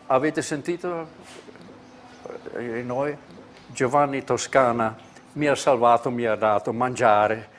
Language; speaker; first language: Italian; non-native, learner; Czech